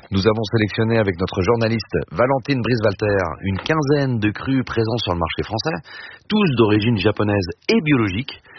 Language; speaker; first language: French; native; French